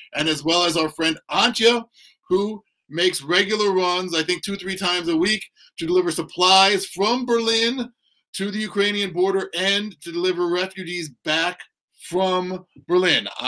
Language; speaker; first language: English; native; English